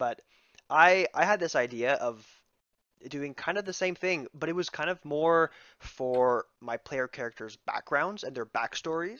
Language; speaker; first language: English; native; English